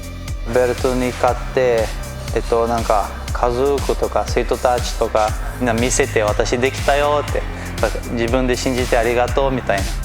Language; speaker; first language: Japanese; non-native, learner; Portuguese